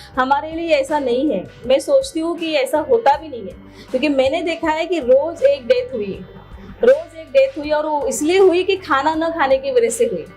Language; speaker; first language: Hindi; non-native, local second language; Marathi